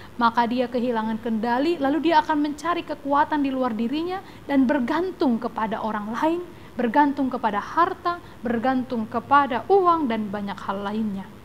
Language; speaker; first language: Indonesian; native; Indonesian